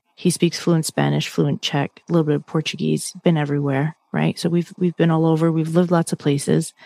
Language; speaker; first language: English; native; English